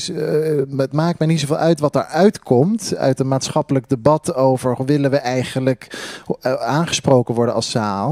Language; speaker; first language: Dutch; native; Dutch